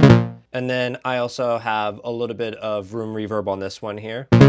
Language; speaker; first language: English; native; English